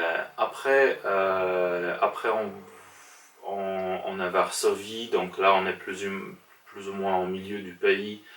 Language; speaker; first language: French; non-native, fluent; Polish